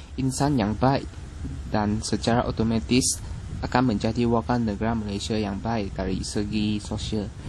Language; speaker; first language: Malay; non-native, local second language; Chinese